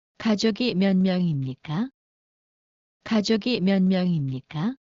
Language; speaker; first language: Korean; non-native, learner; Bangla